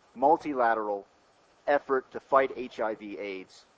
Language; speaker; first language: English; native; English